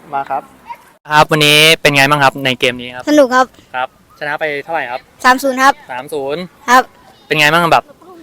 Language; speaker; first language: Thai; native; Thai